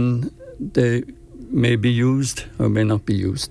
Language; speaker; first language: English; native; English